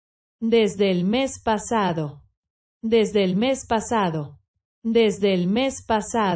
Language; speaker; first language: Spanish; non-native, fluent; Chinese